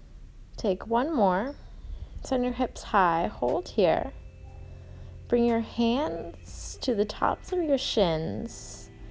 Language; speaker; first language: English; native; English